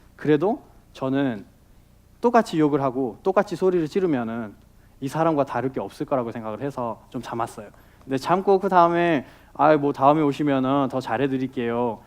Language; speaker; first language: Korean; non-native, fluent; Nepali